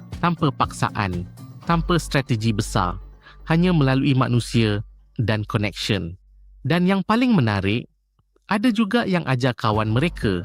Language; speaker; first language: Malay; native; Malay